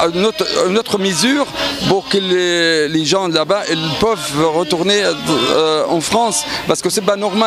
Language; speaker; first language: French; non-native, fluent; Arabic